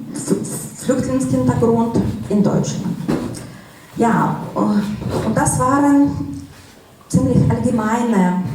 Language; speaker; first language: German; non-native, fluent; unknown